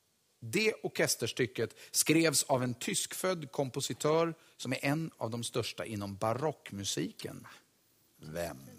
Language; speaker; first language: Swedish; native; Swedish